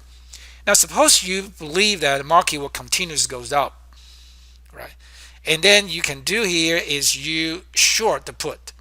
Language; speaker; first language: English; non-native, fluent; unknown